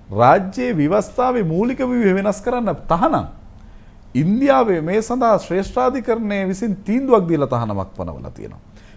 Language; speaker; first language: Sinhala; native; Sinhala